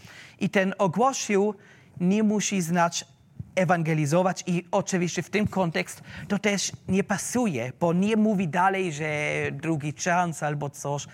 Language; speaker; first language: Polish; non-native, learner; German